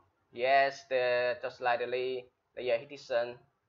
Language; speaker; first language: English; non-native, learner; Chinese